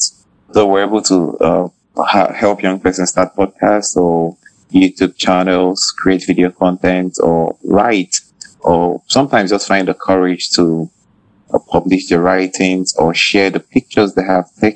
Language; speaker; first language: English; non-native, local second language; Igbo